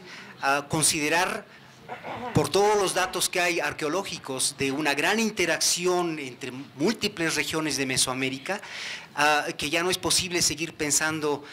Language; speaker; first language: Spanish; native; Spanish